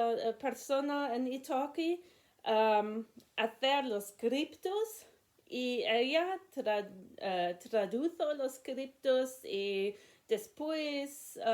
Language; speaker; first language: Spanish; non-native, learner; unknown